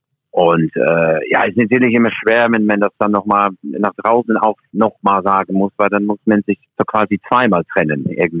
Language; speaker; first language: German; non-native, fluent; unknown